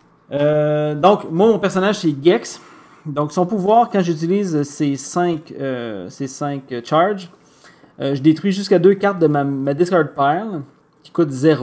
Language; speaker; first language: French; native; French